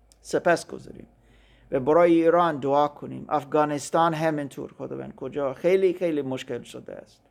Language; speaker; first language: Persian; non-native, learner; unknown